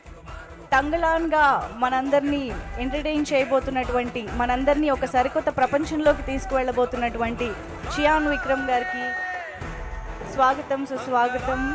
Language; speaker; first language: Telugu; native; Telugu